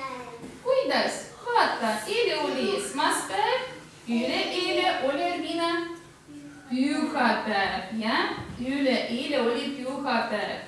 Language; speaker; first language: Estonian; non-native, local second language; Russian